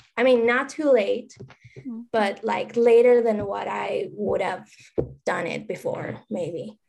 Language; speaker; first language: English; non-native, fluent; Spanish